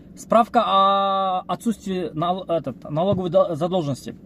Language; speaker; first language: Russian; non-native, local second language; Kyrgyz